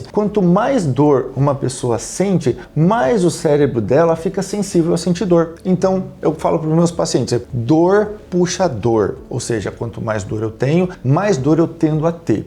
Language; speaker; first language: Portuguese; native; Portuguese